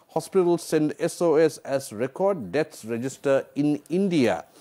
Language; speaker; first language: English; non-native, local second language; Sinhala